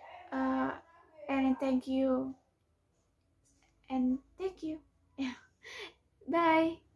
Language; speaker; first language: English; non-native, learner; Indonesian